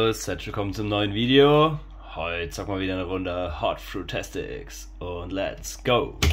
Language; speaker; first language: German; native; German